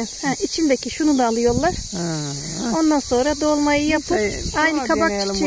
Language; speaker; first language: Turkish; native; Turkish